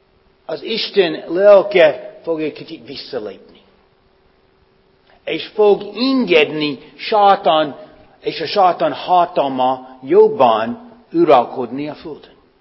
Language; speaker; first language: Hungarian; non-native, fluent; English